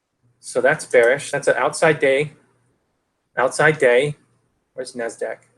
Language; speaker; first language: English; native; English